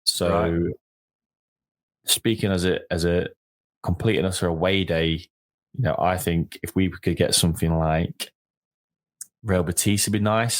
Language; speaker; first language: English; native; English